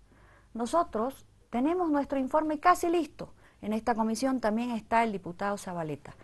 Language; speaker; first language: Spanish; native; Spanish